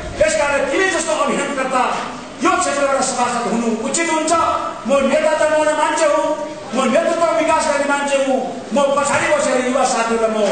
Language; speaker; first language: Nepali; non-native, local second language; Sherpa